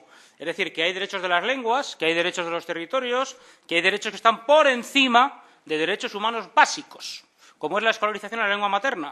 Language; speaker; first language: Spanish; native; Spanish